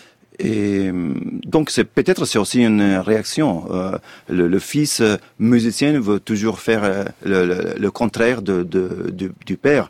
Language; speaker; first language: French; non-native, fluent; Italian